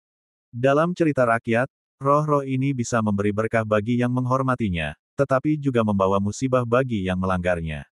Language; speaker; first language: Indonesian; native; Indonesian